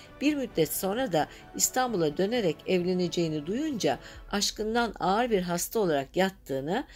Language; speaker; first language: Turkish; native; Turkish